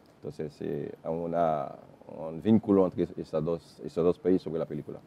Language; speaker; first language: Spanish; non-native, fluent; Haitian Creole